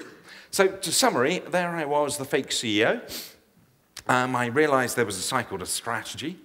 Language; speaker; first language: English; native; English